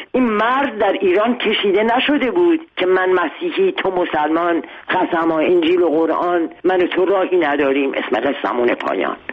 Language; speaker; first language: Persian; non-native, local second language; Armenian